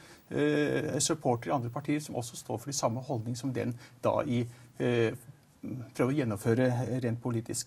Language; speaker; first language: Norwegian; native; Norwegian